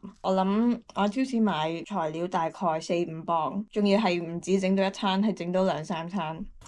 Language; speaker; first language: Cantonese; native; Cantonese